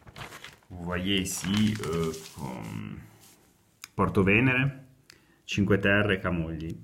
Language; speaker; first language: French; non-native, fluent; Italian